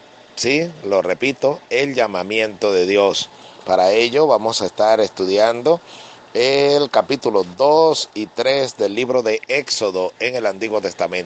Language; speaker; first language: Spanish; native; Spanish